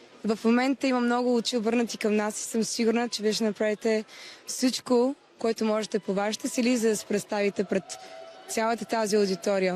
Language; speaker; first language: Bulgarian; native; Bulgarian